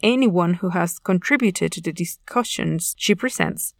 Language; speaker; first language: English; non-native, fluent; Spanish